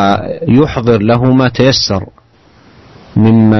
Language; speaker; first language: Arabic; native; Arabic